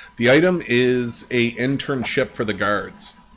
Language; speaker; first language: English; native; English